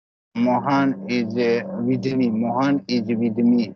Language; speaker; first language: English; non-native, learner; Hindi